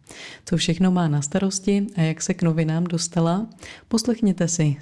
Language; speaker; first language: Czech; native; Czech